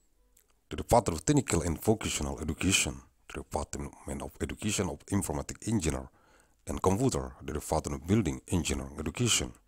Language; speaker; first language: English; non-native, learner; Indonesian